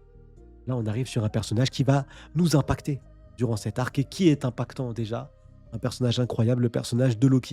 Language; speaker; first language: French; native; French